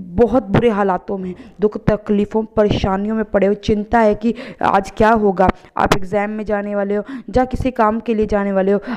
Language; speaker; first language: Hindi; non-native, local second language; Punjabi